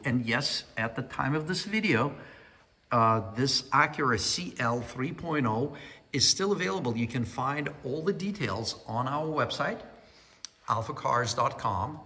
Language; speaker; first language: English; non-native, fluent; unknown